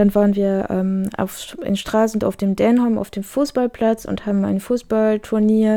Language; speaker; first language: German; native; German